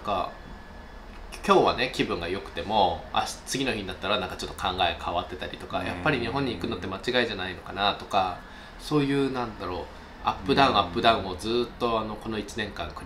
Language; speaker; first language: Japanese; native; Japanese